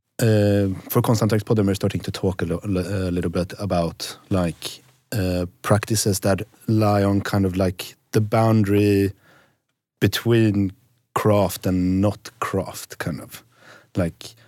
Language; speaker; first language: English; non-native, fluent; Swedish